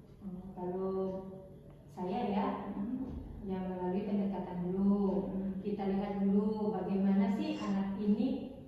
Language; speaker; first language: Indonesian; native; Indonesian